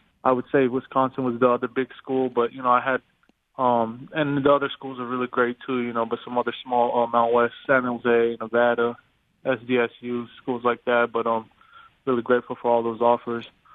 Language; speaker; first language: English; native; English